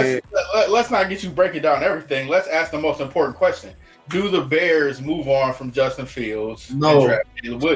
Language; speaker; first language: English; native; English